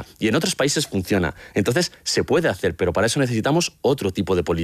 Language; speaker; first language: Spanish; native; Spanish